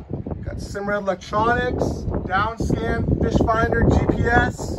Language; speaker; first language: English; native; English